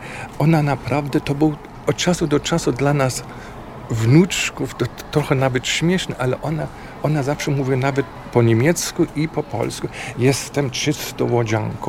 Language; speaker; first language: Polish; non-native, fluent; German